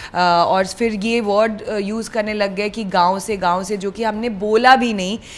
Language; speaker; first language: Hindi; non-native, local second language; Bangla